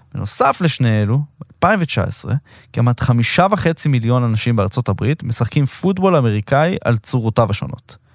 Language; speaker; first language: Hebrew; native; Hebrew